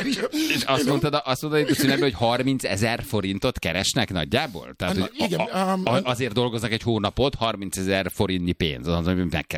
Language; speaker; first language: Hungarian; native; Hungarian